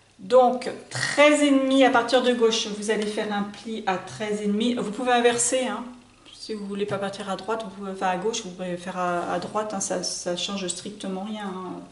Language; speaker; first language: French; native; French